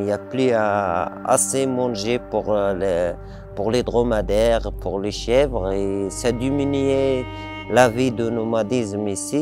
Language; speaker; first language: French; non-native, learner; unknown